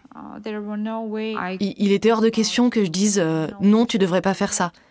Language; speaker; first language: French; non-native, fluent; Ukrainian